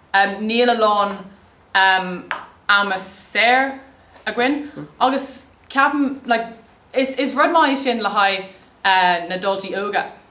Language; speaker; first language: Irish; non-native, local second language; English